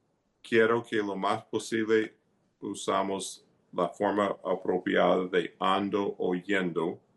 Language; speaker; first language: Spanish; non-native, fluent; English